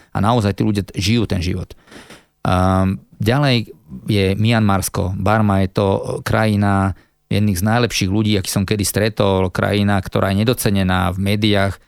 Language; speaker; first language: Slovak; native; Slovak